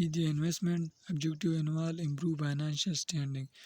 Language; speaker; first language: English; non-native, local second language; Urdu